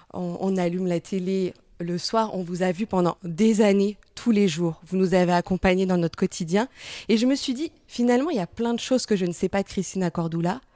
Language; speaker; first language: French; native; French